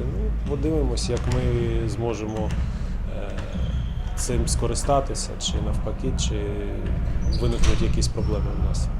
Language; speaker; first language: Ukrainian; non-native, local second language; Russian